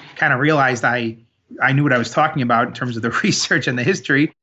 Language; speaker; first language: English; early bilingual, other home language; Armenian